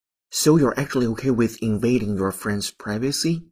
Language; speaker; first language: English; non-native, fluent; Chinese